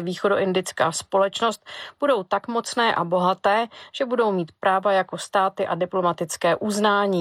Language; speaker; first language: Czech; native; Czech